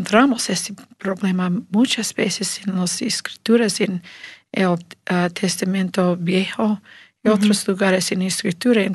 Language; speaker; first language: Spanish; non-native, learner; English